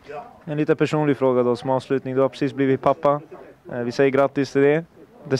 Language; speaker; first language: Swedish; native; Swedish